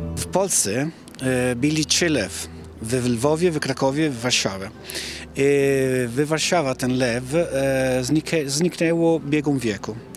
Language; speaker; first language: Polish; non-native, learner; Italian